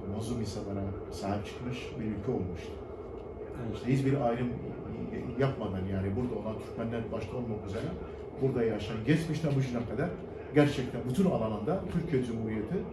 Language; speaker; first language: Turkish; early bilingual, heritage; Turkish